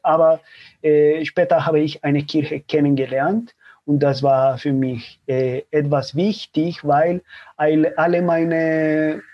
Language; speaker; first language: German; non-native, fluent; Spanish